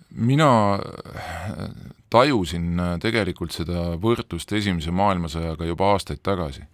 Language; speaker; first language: Estonian; native; Estonian